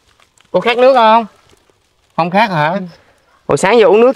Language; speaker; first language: Vietnamese; native; Vietnamese